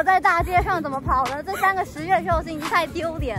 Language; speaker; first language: Chinese; native; Chinese